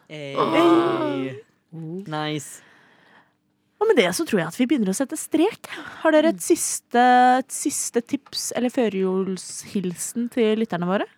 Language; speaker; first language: Norwegian; native; Norwegian